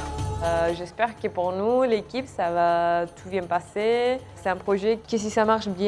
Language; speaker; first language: French; non-native, fluent; Spanish